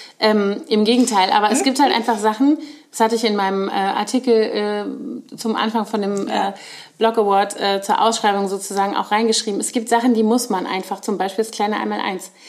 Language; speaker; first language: German; native; German